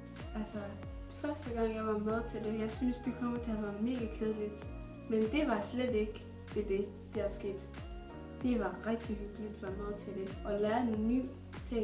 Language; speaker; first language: Danish; non-native, fluent; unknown